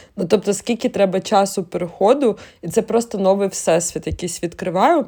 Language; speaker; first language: Ukrainian; non-native, local second language; Russian